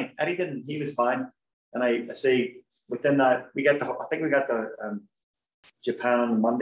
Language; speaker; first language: English; native; English